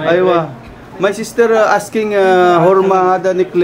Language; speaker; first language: English; non-native, learner; Filipino